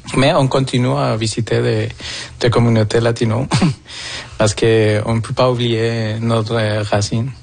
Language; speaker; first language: French; non-native, fluent; Spanish